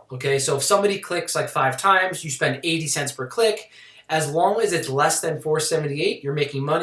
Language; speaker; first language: English; native; English